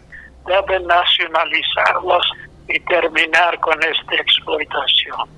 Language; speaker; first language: Spanish; non-native, fluent; English